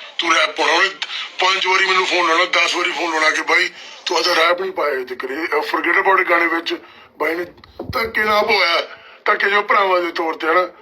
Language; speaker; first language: Punjabi; early bilingual, heritage; Punjabi